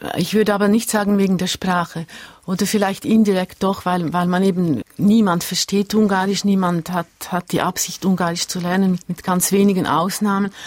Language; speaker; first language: German; early bilingual, other home language; Hungarian